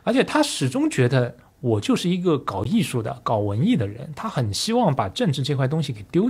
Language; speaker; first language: Chinese; native; Chinese